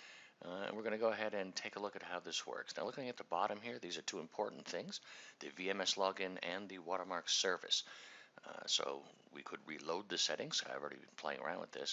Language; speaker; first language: English; native; English